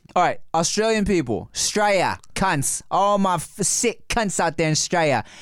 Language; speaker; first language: English; native; English